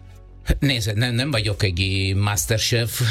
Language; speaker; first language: Hungarian; non-native, fluent; Italian